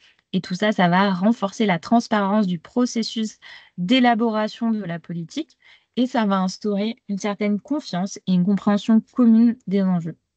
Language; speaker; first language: French; native; French